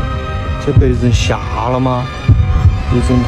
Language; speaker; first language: Chinese; native; Chinese